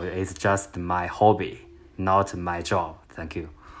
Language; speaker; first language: English; non-native, learner; Chinese